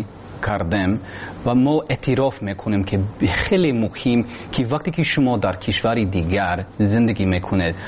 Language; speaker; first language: Persian; non-native, learner; English